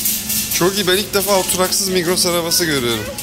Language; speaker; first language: Turkish; native; Turkish